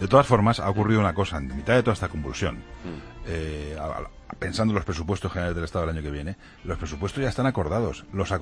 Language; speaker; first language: Spanish; native; Spanish